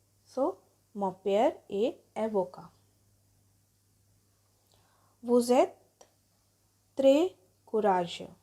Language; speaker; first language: French; non-native, fluent; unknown